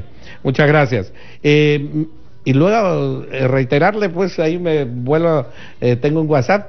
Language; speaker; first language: Spanish; native; Spanish